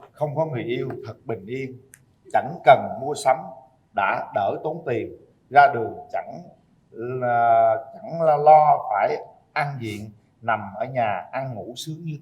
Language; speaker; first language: Vietnamese; native; Vietnamese